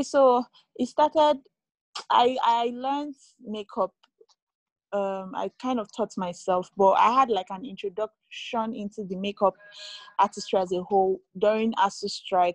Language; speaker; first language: English; non-native, local second language; Yoruba